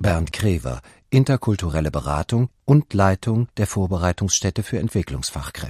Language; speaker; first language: German; native; German